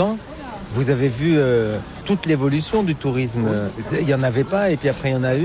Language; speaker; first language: French; native; French